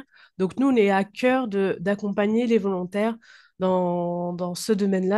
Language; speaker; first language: French; native; French